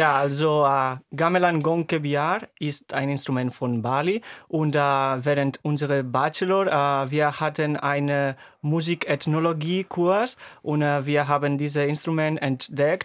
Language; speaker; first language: German; non-native, fluent; Spanish